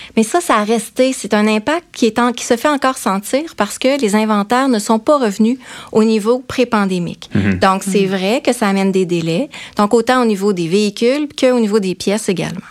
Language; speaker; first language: French; native; French